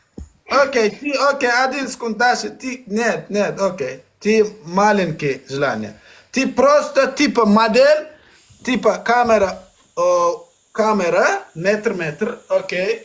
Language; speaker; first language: Russian; non-native, learner; Turkmen